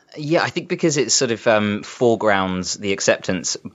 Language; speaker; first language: English; native; English